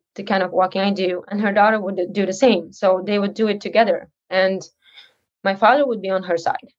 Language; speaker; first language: English; early bilingual, other home language; Uzbek